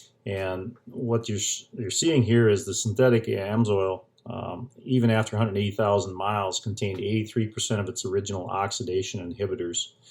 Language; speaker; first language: English; native; English